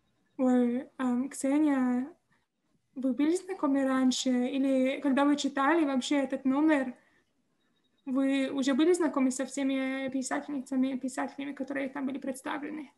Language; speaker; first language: Russian; non-native, fluent; English